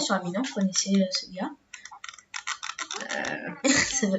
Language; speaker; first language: French; native; French